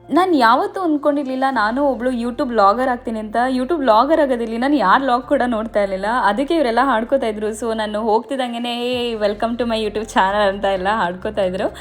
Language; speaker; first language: Kannada; native; Kannada